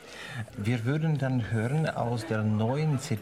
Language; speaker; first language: German; non-native, fluent; Ukrainian